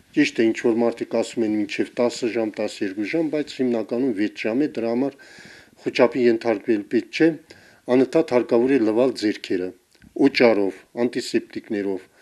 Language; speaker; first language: Armenian; native; Armenian